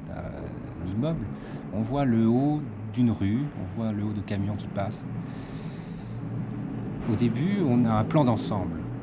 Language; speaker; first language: French; native; French